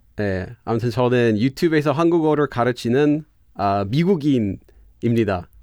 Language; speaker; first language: Korean; non-native, fluent; English